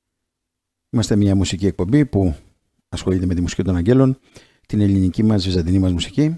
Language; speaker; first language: Greek; native; Greek